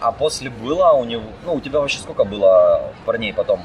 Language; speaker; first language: Russian; native; Russian